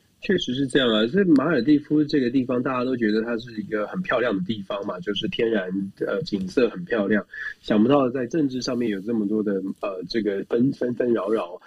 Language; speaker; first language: Chinese; native; Chinese